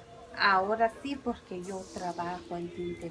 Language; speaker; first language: Spanish; non-native, local second language; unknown